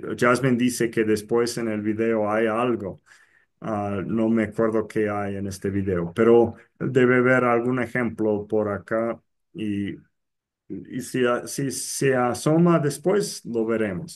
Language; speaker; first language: Spanish; non-native, fluent; English